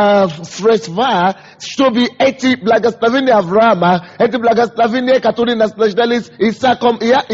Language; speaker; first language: Russian; non-native, fluent; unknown